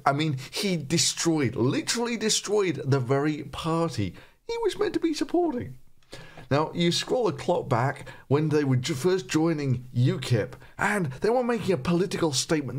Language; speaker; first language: English; native; English